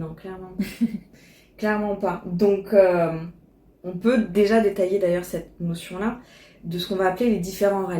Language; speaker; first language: French; native; French